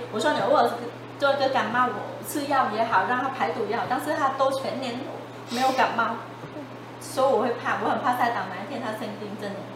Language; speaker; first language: Chinese; non-native, fluent; Vietnamese